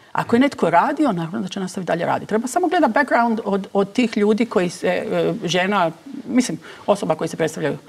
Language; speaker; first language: Croatian; early bilingual, heritage; Croatian